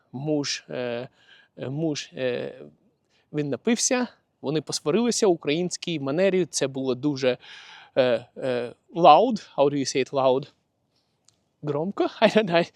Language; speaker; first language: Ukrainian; non-native, local second language; Russian